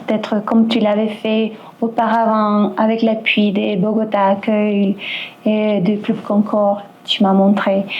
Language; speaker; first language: French; non-native, fluent; Spanish